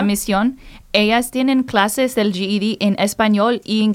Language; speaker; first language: Spanish; non-native, learner; English